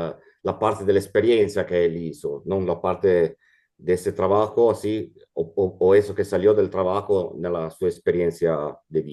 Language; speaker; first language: Spanish; non-native, fluent; Italian